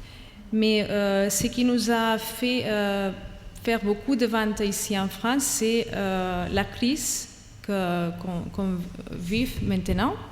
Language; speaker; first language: French; non-native, fluent; Catalan